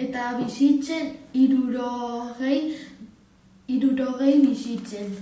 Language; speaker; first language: Basque; non-native, local second language; Spanish